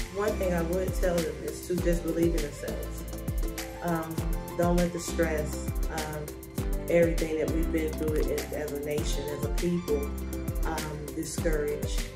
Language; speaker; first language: English; native; English